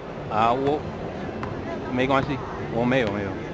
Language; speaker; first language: Chinese; non-native, fluent; English